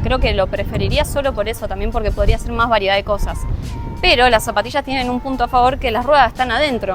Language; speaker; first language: Spanish; native; Spanish